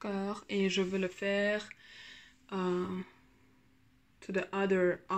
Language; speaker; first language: French; non-native, learner; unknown